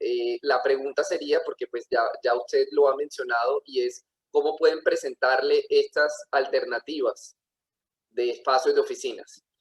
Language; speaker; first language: Spanish; native; Spanish